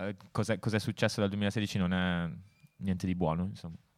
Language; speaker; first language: Italian; native; Italian